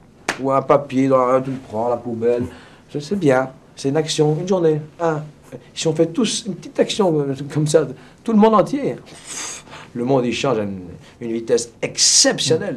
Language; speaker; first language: French; native; French